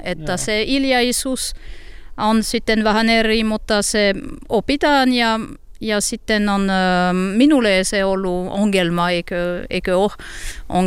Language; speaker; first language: Finnish; non-native, learner; French